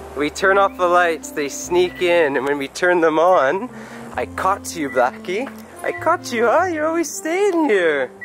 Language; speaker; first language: English; native; English